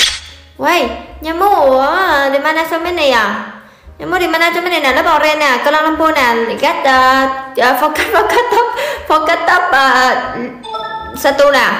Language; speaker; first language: Indonesian; non-native, learner; Vietnamese